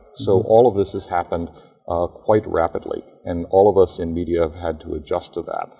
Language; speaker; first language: English; native; English